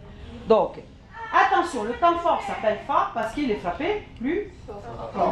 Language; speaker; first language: French; non-native, fluent; Italian